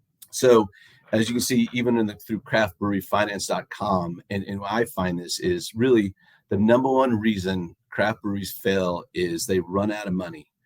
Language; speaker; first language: English; native; English